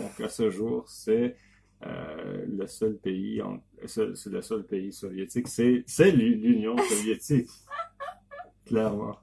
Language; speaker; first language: French; native; French